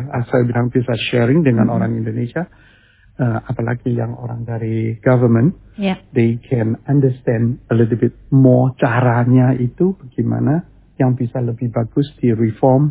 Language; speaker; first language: Indonesian; early bilingual, heritage; Chinese